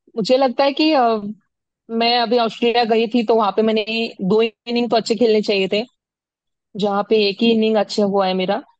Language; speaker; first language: Hindi; non-native, local second language; Marathi